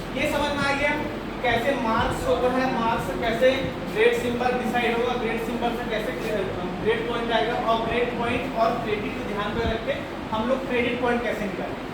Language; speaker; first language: Hindi; native; Hindi